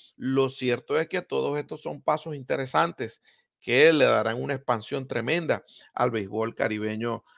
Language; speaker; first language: Spanish; native; Spanish